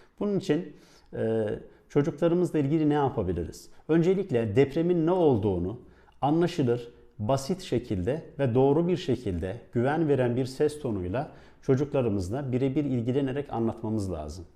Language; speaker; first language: Turkish; native; Turkish